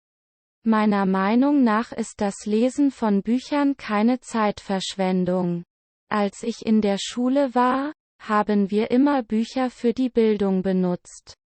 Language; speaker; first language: German; non-native, learner; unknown